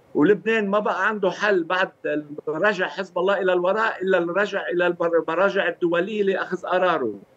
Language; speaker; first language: Arabic; native; Arabic